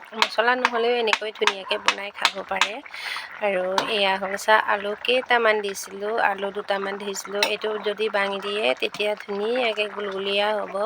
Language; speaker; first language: Assamese; native; Assamese